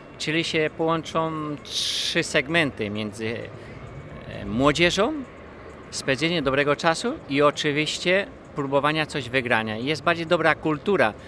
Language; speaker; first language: Polish; early bilingual, heritage; Polish